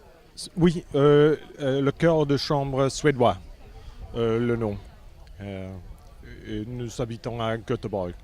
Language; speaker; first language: French; non-native, fluent; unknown